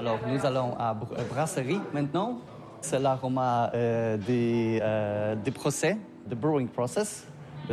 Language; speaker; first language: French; non-native, learner; Polish